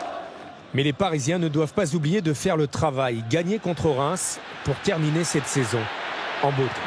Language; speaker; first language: French; native; French